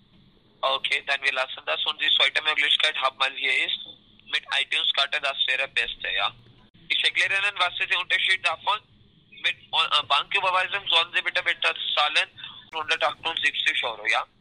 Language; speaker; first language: German; non-native, learner; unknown